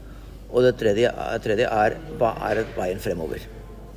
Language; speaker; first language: Norwegian; non-native, fluent; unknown